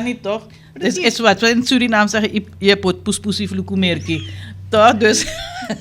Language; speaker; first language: Dutch; native; Dutch